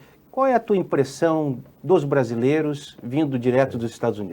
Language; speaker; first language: Portuguese; native; Portuguese